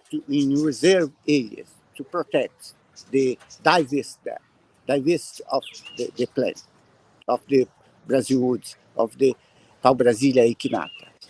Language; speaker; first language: English; non-native, learner; Portuguese